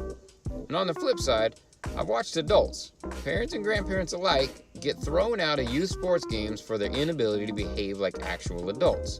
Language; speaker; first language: English; native; English